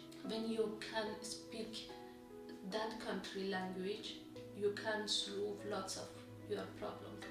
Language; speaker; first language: English; non-native, learner; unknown